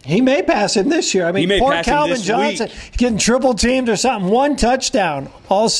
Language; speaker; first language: English; native; English